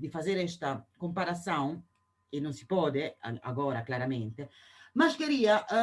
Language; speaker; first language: Portuguese; non-native, fluent; Italian